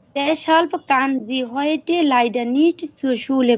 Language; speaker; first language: German; non-native, learner; Bangla